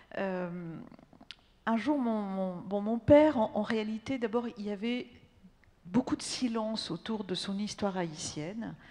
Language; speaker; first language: French; native; French